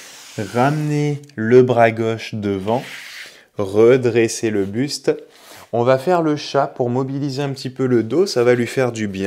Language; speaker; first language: French; native; French